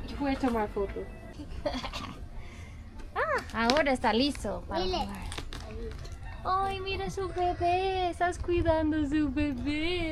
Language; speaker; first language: Spanish; non-native, fluent; English